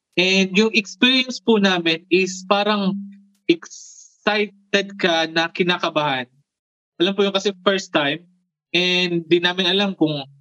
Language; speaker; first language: Filipino; non-native, local second language; Bikol